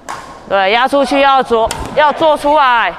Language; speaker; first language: Chinese; native; Chinese